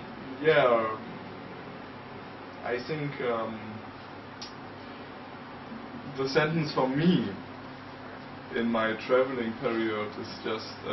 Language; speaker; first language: English; non-native, fluent; German